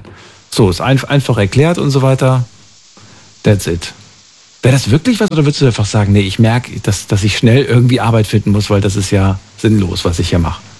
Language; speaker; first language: German; native; German